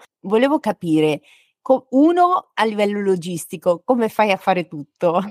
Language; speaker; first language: Italian; native; Italian